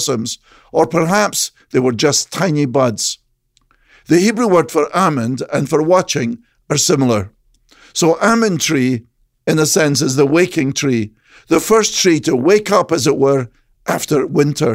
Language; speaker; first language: English; native; English